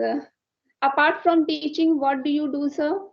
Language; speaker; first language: English; non-native, learner; Hindi